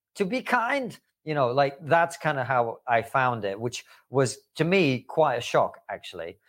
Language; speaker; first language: English; early bilingual, other home language; Russian